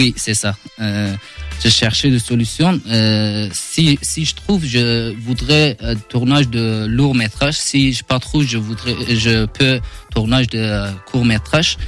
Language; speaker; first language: French; non-native, learner; Kurdish